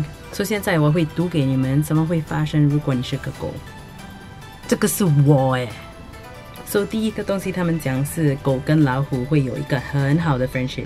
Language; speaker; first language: Chinese; non-native, local second language; English